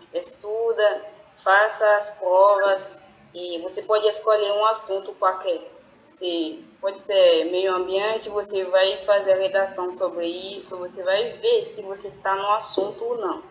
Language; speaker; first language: Portuguese; non-native, fluent; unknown